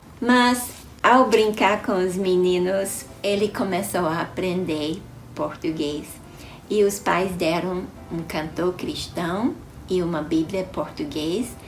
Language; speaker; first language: Portuguese; non-native, fluent; English